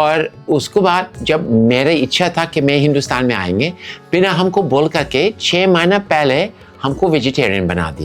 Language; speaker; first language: Hindi; non-native, fluent; English